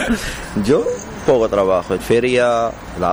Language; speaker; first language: Spanish; non-native, learner; Arabic